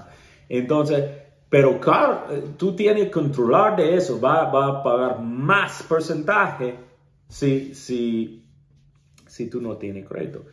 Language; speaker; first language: Spanish; non-native, learner; English